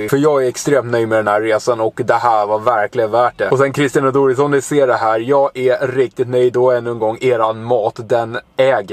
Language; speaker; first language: Swedish; native; Swedish